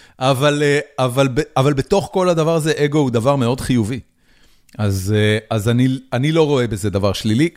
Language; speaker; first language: Hebrew; native; Hebrew